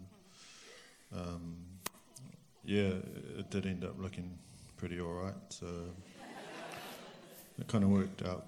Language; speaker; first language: English; native; English